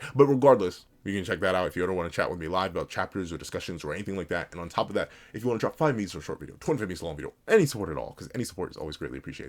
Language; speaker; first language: English; native; English